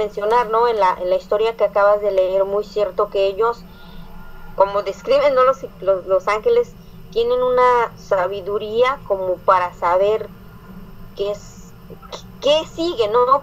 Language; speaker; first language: Spanish; native; Spanish